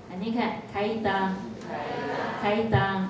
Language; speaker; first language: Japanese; non-native, fluent; Chinese